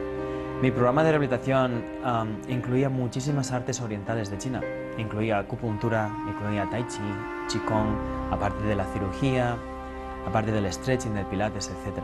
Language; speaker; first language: Spanish; native; Spanish